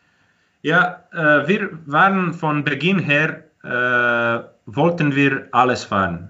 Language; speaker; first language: German; non-native, fluent; Croatian